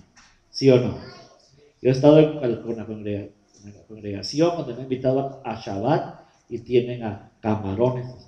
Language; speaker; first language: Spanish; native; Spanish